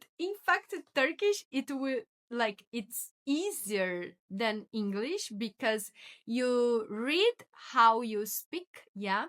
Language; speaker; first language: English; non-native, learner; Portuguese